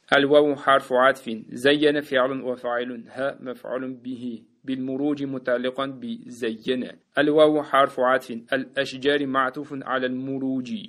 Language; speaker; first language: Arabic; non-native, fluent; Uzbek